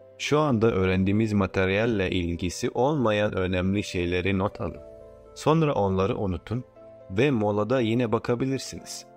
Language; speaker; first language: Turkish; non-native, fluent; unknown